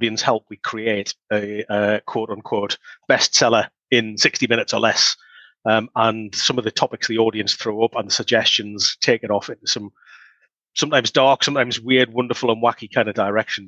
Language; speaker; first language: English; native; English